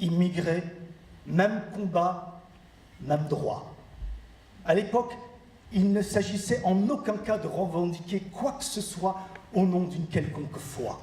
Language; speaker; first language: French; early bilingual, other home language; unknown